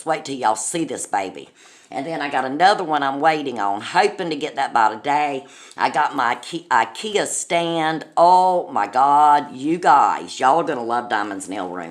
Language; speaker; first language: English; native; English